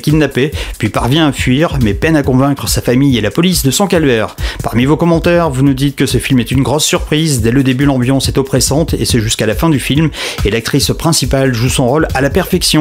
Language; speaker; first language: French; native; French